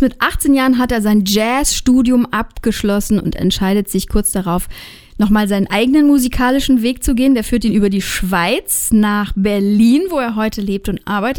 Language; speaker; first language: German; native; German